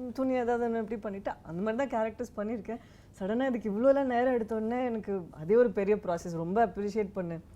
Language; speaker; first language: Tamil; non-native, local second language; Badaga